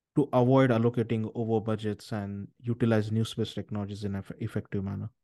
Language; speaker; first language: English; non-native, local second language; Marathi